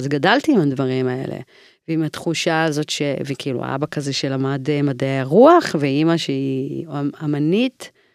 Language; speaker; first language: Hebrew; early bilingual, other home language; English